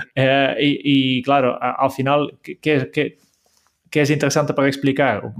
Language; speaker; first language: Spanish; non-native, fluent; Dutch